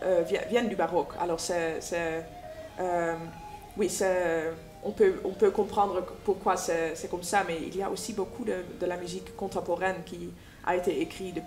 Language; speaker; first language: French; non-native, fluent; Dutch